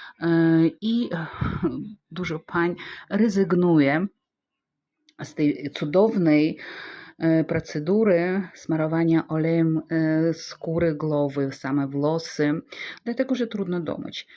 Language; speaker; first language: Polish; non-native, fluent; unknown